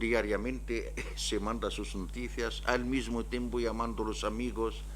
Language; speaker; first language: Spanish; non-native, learner; Arabic